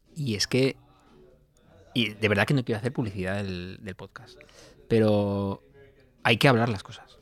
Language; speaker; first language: Spanish; native; Spanish